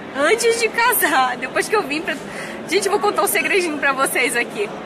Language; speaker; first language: Portuguese; native; Portuguese